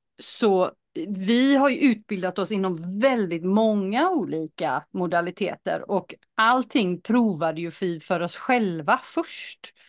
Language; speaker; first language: Swedish; native; Swedish